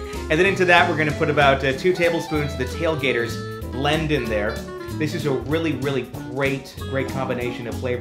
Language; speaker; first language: English; native; English